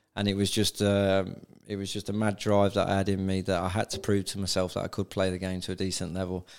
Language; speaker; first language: English; native; English